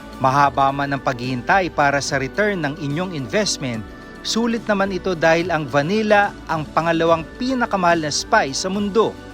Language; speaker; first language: Filipino; native; Filipino